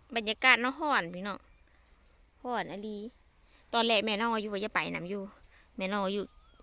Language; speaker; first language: Thai; native; Thai